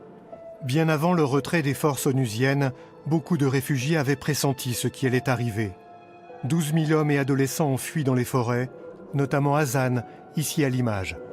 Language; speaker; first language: French; native; French